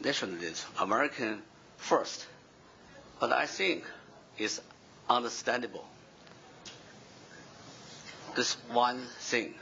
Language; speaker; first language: English; non-native, fluent; Chinese